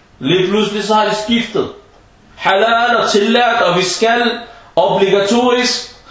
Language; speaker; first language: Danish; early bilingual, other home language; Arabic